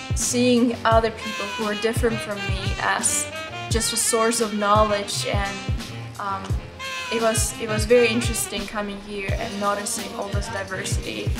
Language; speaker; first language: English; non-native, fluent; Azerbaijani